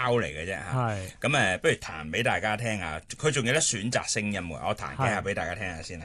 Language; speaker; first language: Cantonese; native; Cantonese